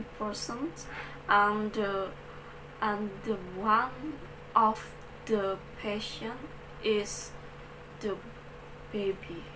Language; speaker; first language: English; non-native, learner; Balinese